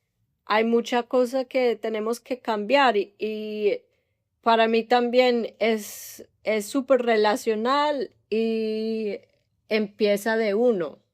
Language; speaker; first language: Spanish; early bilingual, heritage; English